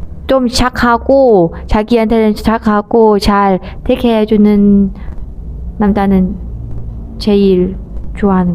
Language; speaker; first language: Korean; non-native, learner; Thai